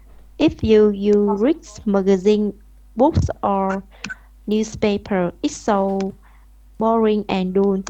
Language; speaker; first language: English; non-native, learner; Vietnamese